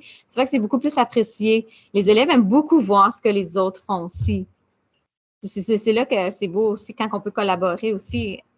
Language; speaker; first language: French; native; French